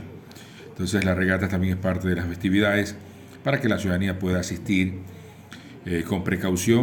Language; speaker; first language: Spanish; native; Spanish